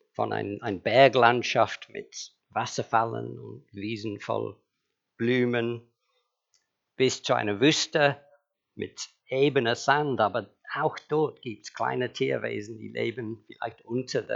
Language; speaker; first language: German; non-native, fluent; English